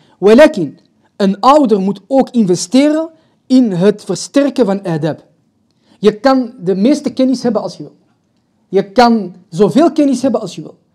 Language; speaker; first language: Dutch; early bilingual, other home language; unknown